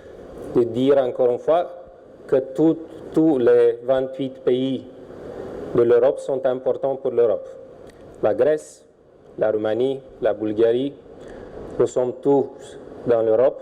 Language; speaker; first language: French; non-native, fluent; Romanian